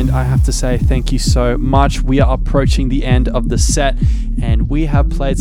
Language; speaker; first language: English; native; English